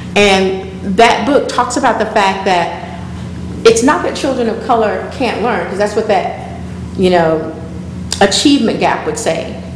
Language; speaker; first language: English; native; English